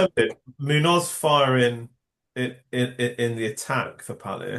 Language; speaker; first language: English; native; English